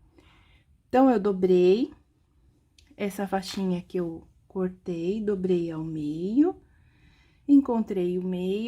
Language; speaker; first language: Portuguese; native; Portuguese